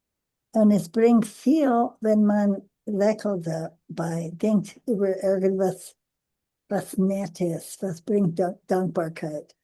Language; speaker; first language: German; non-native, learner; English